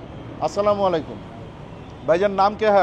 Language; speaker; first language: Hindi; non-native, fluent; Bangla